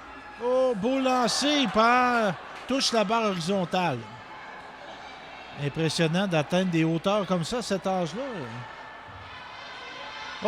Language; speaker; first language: French; native; French